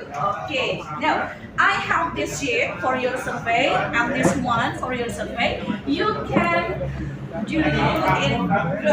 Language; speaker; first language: English; non-native, fluent; Indonesian